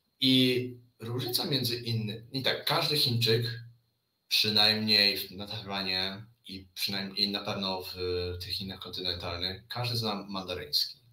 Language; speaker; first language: Polish; early bilingual, other home language; Chinese